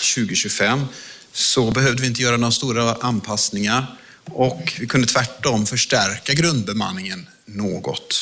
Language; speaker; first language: Swedish; native; Swedish